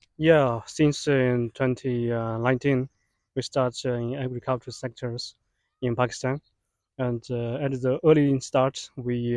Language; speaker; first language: English; non-native, fluent; Chinese